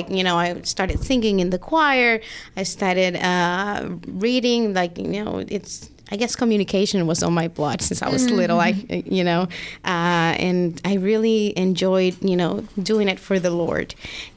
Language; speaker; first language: English; non-native, fluent; Spanish